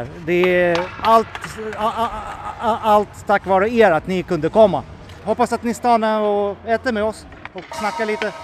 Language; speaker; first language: Swedish; non-native, fluent; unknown